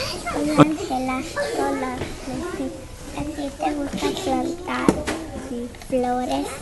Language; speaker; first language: Spanish; early bilingual, other home language; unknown